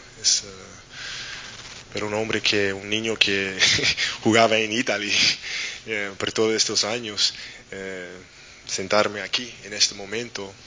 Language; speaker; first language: Spanish; non-native, learner; English